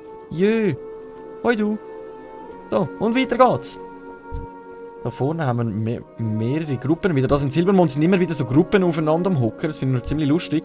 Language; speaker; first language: German; native; German